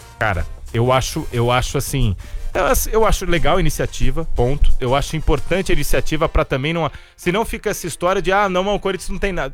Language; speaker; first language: Portuguese; native; Portuguese